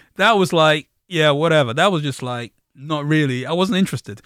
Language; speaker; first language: English; non-native, local second language; Yoruba